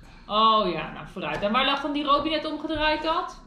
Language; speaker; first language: Dutch; native; Dutch